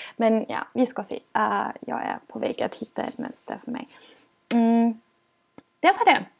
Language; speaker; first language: Swedish; non-native, fluent; German